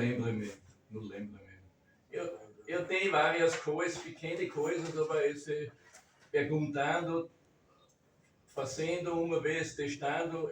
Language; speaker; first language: Portuguese; non-native, learner; German